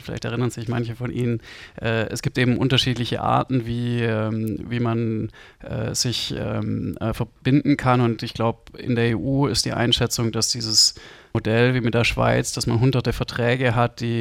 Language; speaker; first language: German; native; German